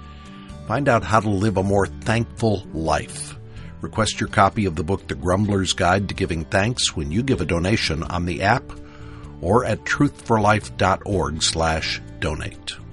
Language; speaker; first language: English; native; English